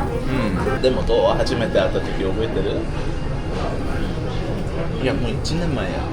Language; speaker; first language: Japanese; non-native, learner; Korean